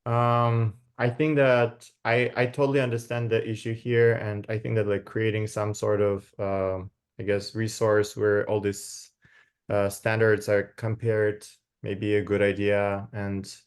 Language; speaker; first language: English; non-native, fluent; Kazakh